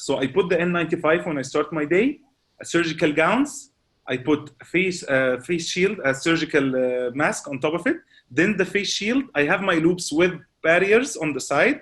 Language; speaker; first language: English; non-native, fluent; Arabic